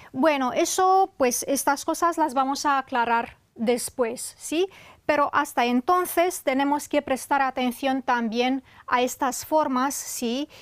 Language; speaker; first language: Spanish; non-native, fluent; Romanian